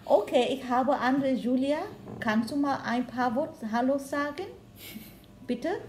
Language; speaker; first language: German; non-native, learner; Vietnamese